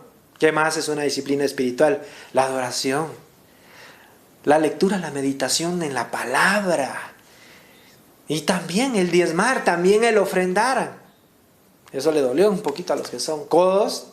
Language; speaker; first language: Spanish; native; Spanish